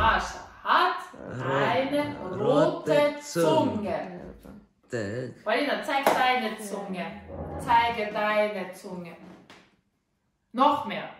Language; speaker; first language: German; non-native, fluent; Russian